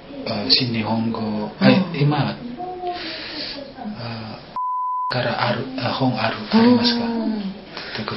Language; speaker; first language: Japanese; non-native, learner; Indonesian